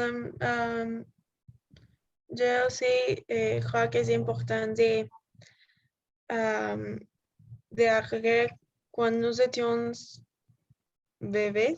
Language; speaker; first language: French; non-native, learner; Spanish